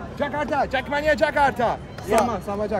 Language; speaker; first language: Indonesian; non-native, learner; Persian